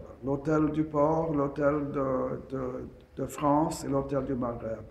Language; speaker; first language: French; non-native, fluent; English